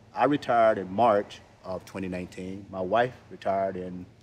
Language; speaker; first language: English; native; English